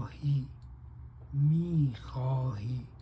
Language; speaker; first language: Persian; non-native, learner; Spanish